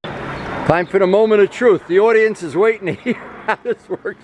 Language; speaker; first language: English; native; English